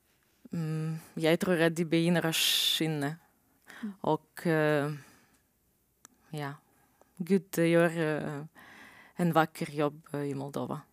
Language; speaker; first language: Norwegian; non-native, learner; Romanian